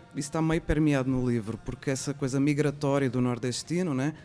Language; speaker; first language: Portuguese; native; Portuguese